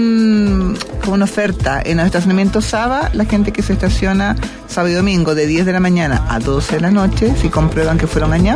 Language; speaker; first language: Spanish; native; Spanish